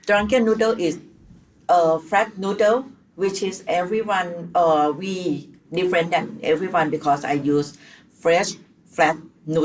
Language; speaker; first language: English; non-native, learner; Thai